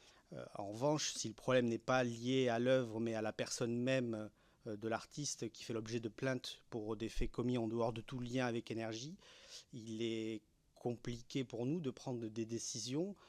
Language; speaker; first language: French; native; French